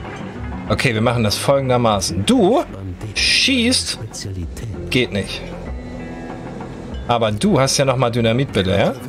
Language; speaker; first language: German; native; German